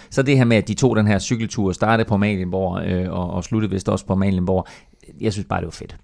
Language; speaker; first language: Danish; native; Danish